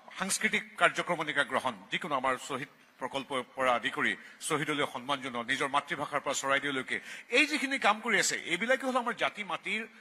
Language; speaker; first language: Assamese; native; Assamese